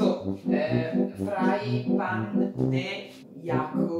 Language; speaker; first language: Japanese; non-native, learner; Italian